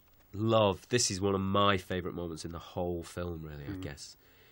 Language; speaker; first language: English; native; English